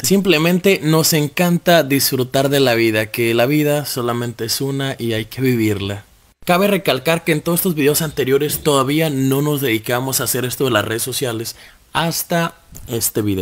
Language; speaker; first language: Spanish; native; Spanish